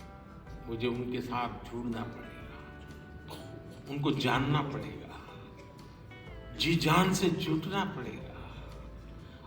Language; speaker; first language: Hindi; native; Hindi